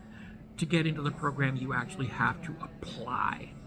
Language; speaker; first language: English; native; English